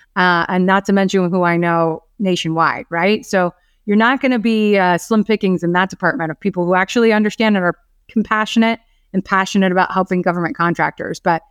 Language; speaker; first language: English; native; English